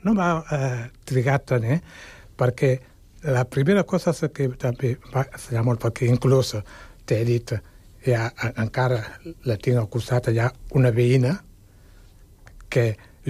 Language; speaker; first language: Catalan; non-native, fluent; Wolof